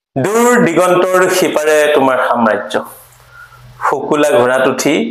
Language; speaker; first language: Assamese; native; Assamese